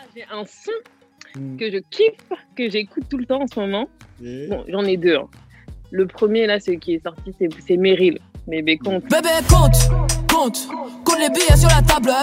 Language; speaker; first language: French; native; French